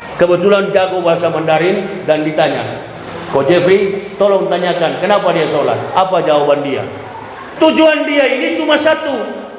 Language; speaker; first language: Indonesian; native; Indonesian